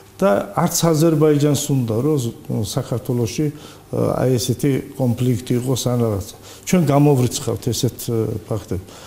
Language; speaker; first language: Georgian; non-native, local second language; Azerbaijani